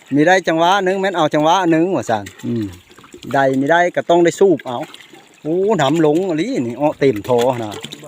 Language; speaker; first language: Thai; native; Thai